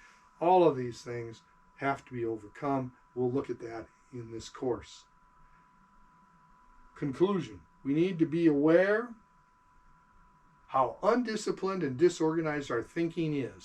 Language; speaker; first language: English; native; English